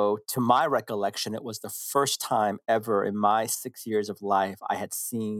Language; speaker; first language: English; early bilingual, other home language; Korean